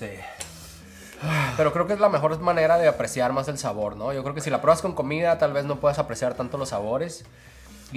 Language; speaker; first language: Spanish; native; Spanish